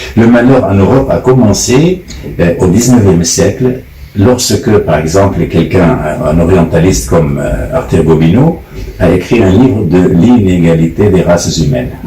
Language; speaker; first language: French; non-native, fluent; Arabic